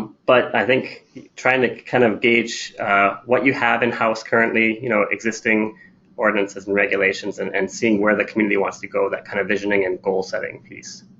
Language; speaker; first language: English; native; English